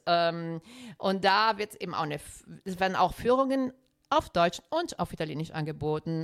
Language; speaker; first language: German; non-native, fluent; Italian